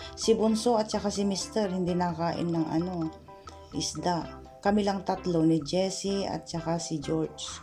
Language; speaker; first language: Filipino; non-native, local second language; Iloko